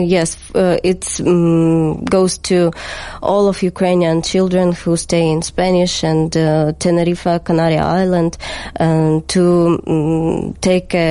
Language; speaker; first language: English; non-native, learner; Ukrainian